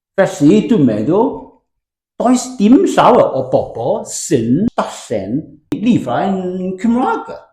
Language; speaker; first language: Welsh; non-native, learner; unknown